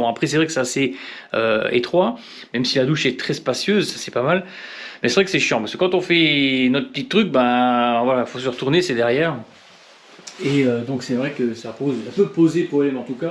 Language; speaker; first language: French; native; French